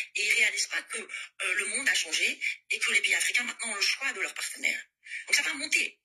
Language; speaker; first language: French; native; French